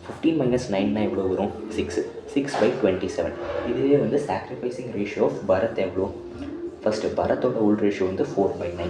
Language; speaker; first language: Tamil; native; Tamil